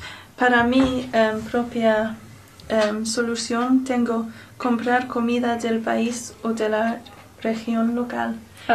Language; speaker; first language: Spanish; non-native, learner; English